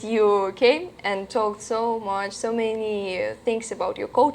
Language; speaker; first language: English; non-native, learner; Russian